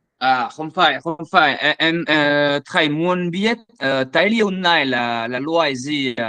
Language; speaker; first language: Vietnamese; non-native, learner; French